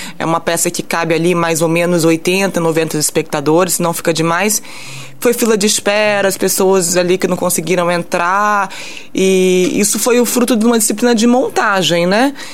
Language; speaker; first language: Portuguese; early bilingual, heritage; Portuguese